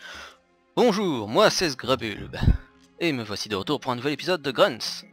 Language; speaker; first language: French; native; French